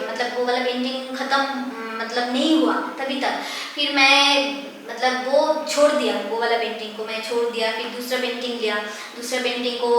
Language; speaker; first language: Hindi; non-native, local second language; Bangla